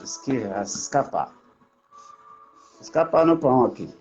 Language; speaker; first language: Portuguese; non-native, learner; Haitian Creole